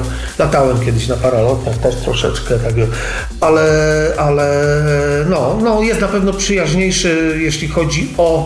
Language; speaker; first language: Polish; native; Polish